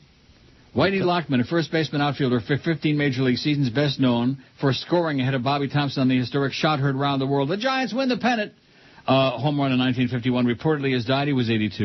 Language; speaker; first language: English; native; English